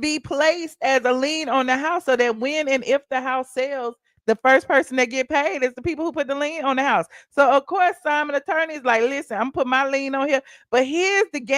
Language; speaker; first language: English; native; English